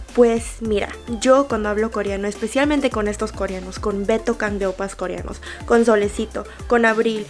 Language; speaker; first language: Spanish; early bilingual, other home language; Korean